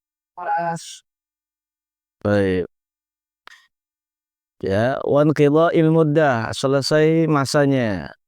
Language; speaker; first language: Arabic; non-native, fluent; Indonesian